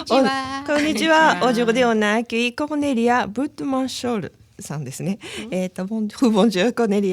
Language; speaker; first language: French; non-native, learner; Japanese